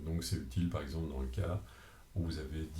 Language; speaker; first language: French; native; French